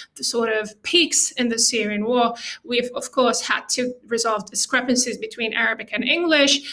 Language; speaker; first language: English; non-native, fluent; Arabic